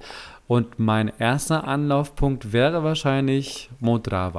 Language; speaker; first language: German; native; German